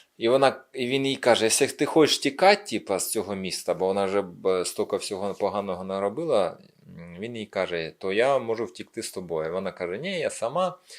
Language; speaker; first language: Ukrainian; non-native, local second language; Russian